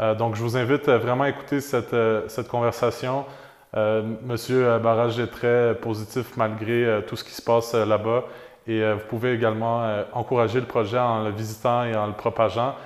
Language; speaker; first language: French; native; French